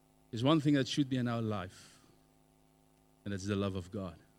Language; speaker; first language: English; non-native, local second language; Afrikaans